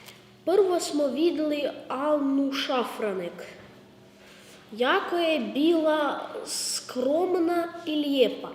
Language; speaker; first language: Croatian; non-native, learner; Ukrainian